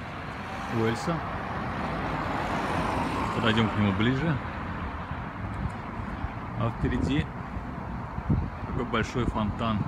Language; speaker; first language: Russian; native; Russian